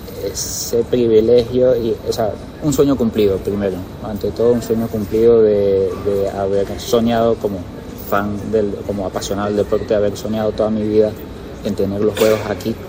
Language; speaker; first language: Spanish; native; Spanish